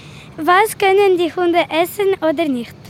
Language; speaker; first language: German; non-native, learner; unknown